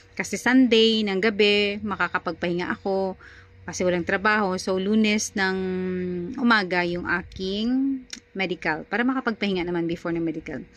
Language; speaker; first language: Filipino; non-native, local second language; Hiligaynon